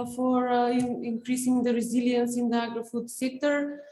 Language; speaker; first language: English; non-native, fluent; Macedonian